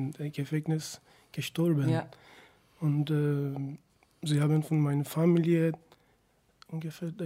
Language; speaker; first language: German; non-native, fluent; Persian